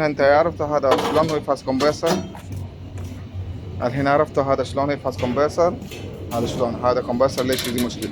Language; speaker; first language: Arabic; non-native, learner; Bangla